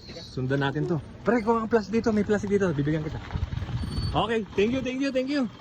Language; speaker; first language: Filipino; native; Filipino